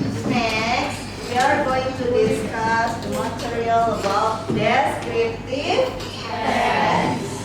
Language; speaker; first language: English; non-native, local second language; Indonesian